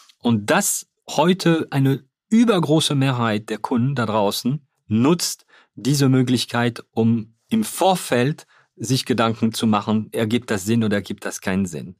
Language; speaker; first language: German; non-native, fluent; French